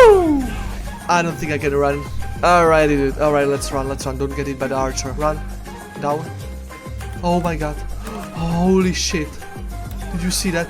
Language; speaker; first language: English; non-native, fluent; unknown